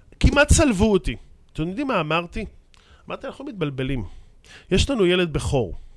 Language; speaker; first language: Hebrew; native; Hebrew